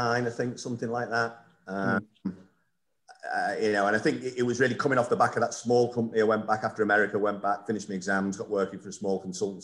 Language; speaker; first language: English; native; English